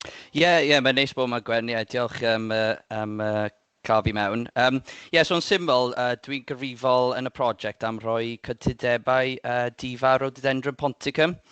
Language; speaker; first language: Welsh; native; Welsh